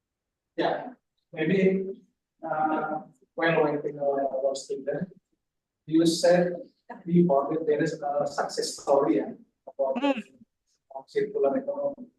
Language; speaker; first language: English; non-native, fluent; Indonesian